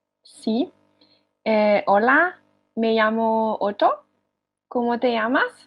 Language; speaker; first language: Spanish; non-native, learner; French